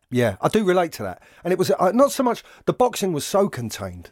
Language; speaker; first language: English; native; English